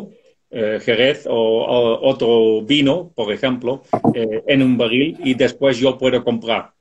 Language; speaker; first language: Spanish; non-native, fluent; Dutch